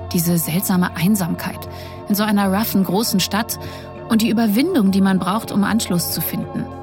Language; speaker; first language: German; native; German